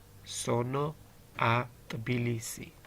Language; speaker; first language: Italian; non-native, learner; Georgian